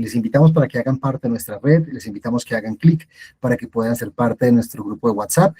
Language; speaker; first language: Spanish; native; Spanish